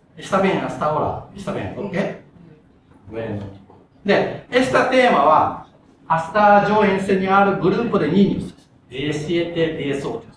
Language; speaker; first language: Spanish; non-native, learner; Japanese